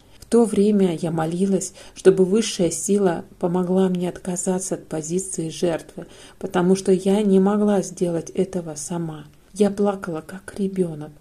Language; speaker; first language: Russian; non-native, fluent; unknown